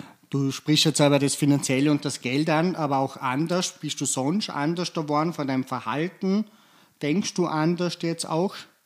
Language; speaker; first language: German; native; German